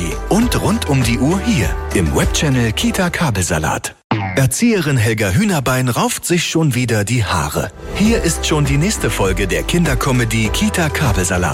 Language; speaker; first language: German; native; German